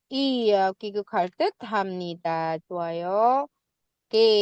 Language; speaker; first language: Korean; non-native, fluent; Indonesian